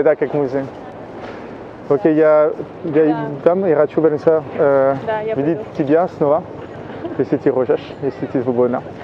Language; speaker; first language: Russian; non-native, learner; French